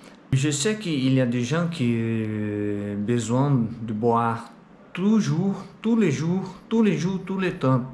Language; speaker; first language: French; non-native, learner; Portuguese